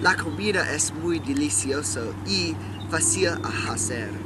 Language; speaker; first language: Spanish; non-native, learner; English